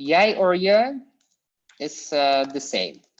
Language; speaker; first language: Dutch; non-native, fluent; Polish